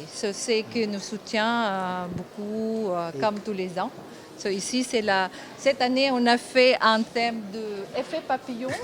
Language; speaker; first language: French; non-native, fluent; Japanese